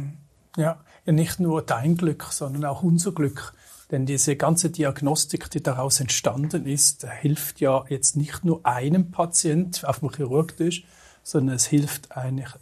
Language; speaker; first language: German; native; German